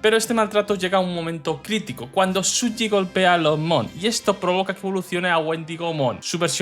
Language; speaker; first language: Spanish; native; Spanish